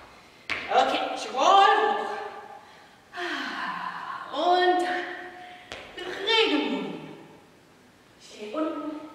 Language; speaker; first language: German; non-native, fluent; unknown